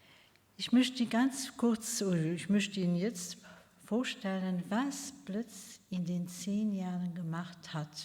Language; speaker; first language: German; non-native, local second language; Luxembourgish